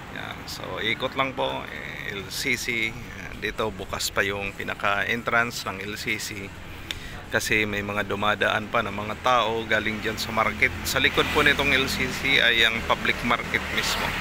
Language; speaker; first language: Filipino; non-native, local second language; Bikol